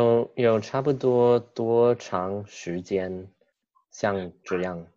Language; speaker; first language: Chinese; non-native, fluent; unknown